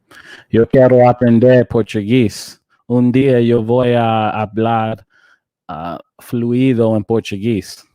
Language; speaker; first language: Spanish; non-native, learner; English